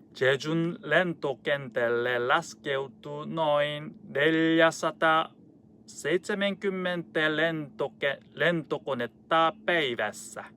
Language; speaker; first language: Finnish; non-native, learner; Korean